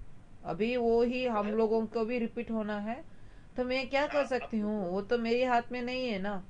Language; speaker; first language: Hindi; non-native, local second language; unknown